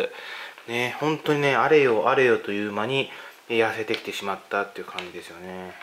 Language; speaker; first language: Japanese; native; Japanese